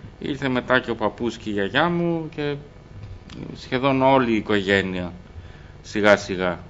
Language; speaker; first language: Greek; early bilingual, other home language; Albanian